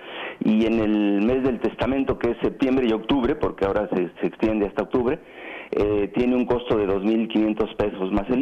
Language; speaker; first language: Spanish; native; Spanish